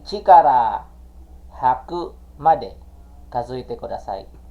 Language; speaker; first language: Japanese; non-native, fluent; Filipino